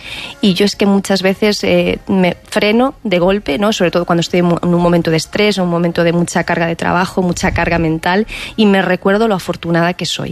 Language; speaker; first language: Spanish; native; Spanish